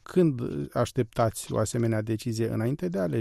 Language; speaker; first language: Romanian; native; Romanian